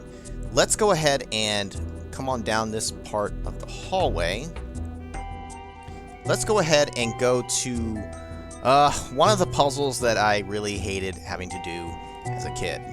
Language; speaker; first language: English; native; English